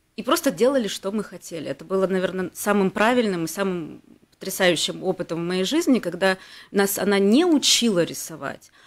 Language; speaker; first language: Russian; native; Russian